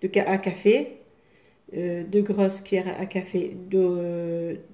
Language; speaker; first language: French; non-native, local second language; Arabic